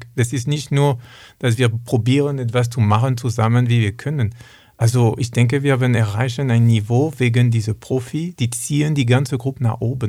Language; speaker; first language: German; non-native, learner; French